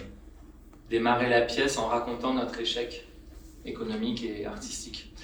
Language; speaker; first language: French; native; French